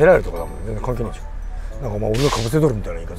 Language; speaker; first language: Japanese; native; Japanese